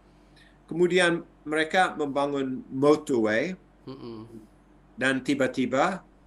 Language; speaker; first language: Indonesian; non-native, fluent; English